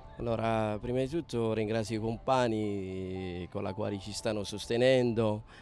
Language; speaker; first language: Italian; non-native, fluent; Arabic